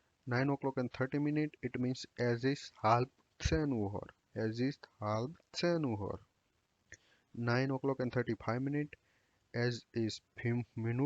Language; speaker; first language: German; non-native, learner; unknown